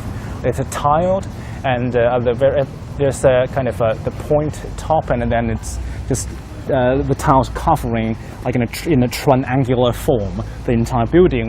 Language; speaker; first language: English; non-native, fluent; Chinese